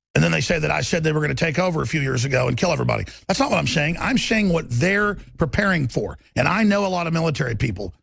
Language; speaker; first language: English; native; English